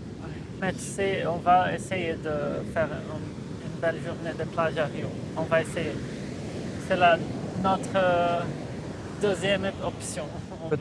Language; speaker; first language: French; non-native, fluent; Portuguese